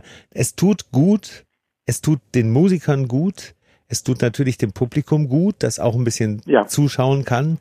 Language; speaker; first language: German; native; German